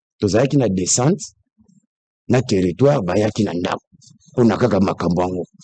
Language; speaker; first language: Lingala; non-native, local second language; Kongo